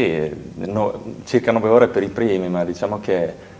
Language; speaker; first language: Italian; native; Italian